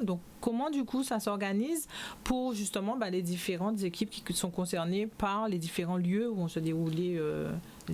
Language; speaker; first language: French; native; French